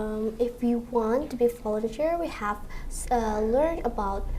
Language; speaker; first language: English; non-native, learner; Indonesian